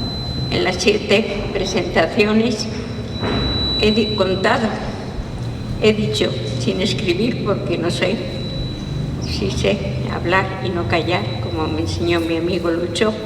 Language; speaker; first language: Spanish; non-native, fluent; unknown